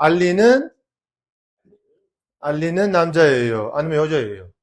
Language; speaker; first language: Korean; non-native, fluent; Uzbek